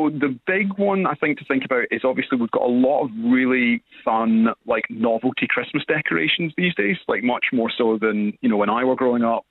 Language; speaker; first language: English; native; English